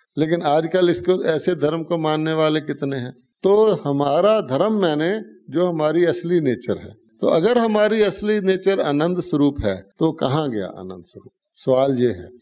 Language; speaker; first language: Hindi; native; Hindi